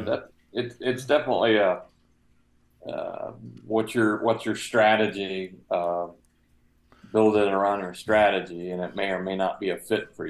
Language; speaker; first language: English; native; English